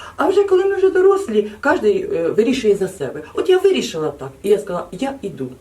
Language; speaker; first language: Ukrainian; native; Ukrainian